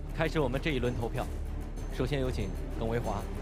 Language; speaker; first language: Chinese; native; Chinese